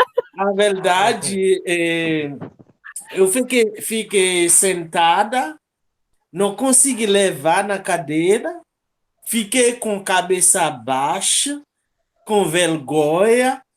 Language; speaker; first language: Portuguese; non-native, local second language; Haitian Creole